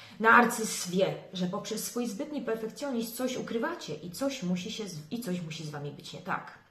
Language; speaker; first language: Polish; native; Polish